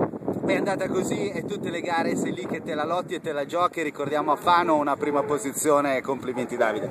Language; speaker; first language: Italian; native; Italian